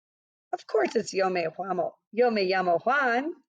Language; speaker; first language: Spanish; non-native, fluent; English